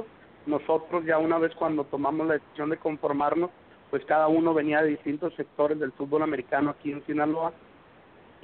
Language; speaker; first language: Spanish; native; Spanish